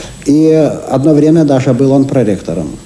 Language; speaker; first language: Russian; native; Russian